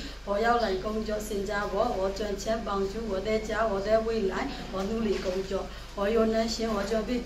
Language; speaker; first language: Chinese; non-native, learner; Burmese